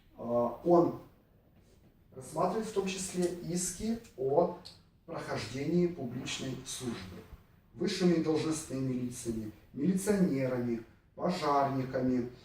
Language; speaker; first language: Russian; native; Russian